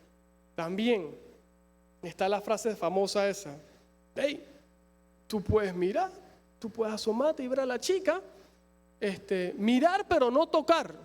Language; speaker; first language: Spanish; native; Spanish